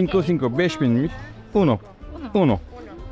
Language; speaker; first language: Spanish; non-native, learner; Turkish